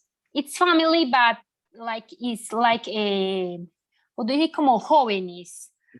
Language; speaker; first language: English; non-native, learner; Spanish